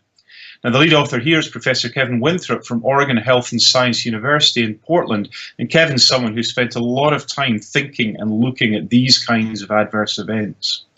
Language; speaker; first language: English; native; English